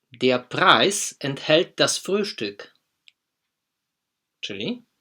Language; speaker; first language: German; non-native, fluent; Polish